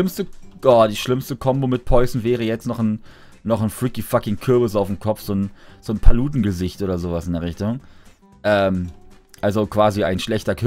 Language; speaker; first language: German; native; German